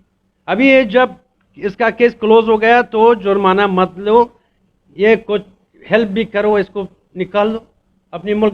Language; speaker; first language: Hindi; non-native, fluent; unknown